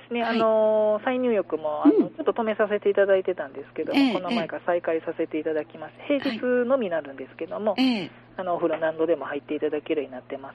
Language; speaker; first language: Japanese; native; Japanese